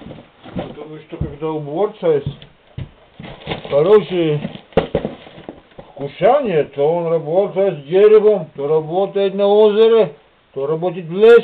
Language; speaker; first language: Russian; non-native, learner; Czech